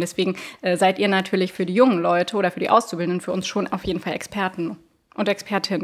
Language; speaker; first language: German; native; German